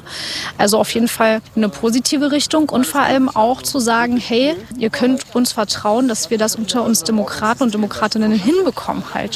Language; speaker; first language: German; native; German